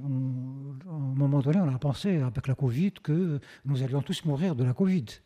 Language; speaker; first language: French; non-native, local second language; Arabic